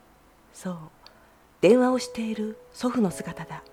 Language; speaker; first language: Japanese; native; Japanese